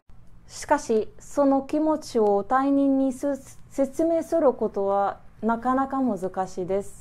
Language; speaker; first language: Japanese; non-native, learner; Arabic